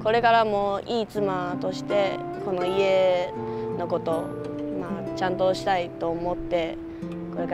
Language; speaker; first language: Japanese; non-native, fluent; Chinese